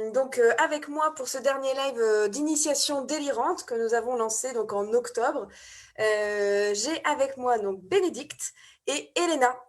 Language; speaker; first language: French; native; French